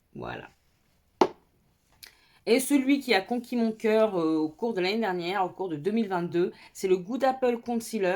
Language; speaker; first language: French; native; French